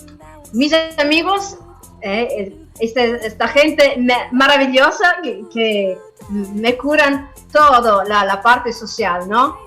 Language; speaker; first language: Spanish; non-native, learner; English